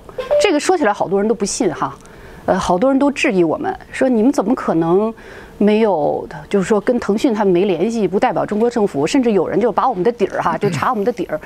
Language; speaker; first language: Chinese; native; Chinese